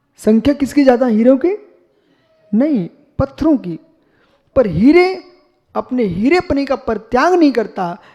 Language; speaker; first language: Hindi; native; Hindi